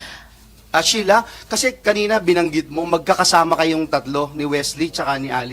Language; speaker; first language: Filipino; native; Filipino